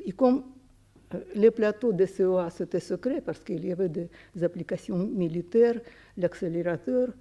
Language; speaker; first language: French; non-native, fluent; Russian